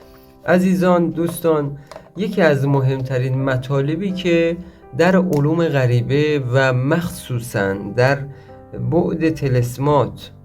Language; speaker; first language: Persian; native; Persian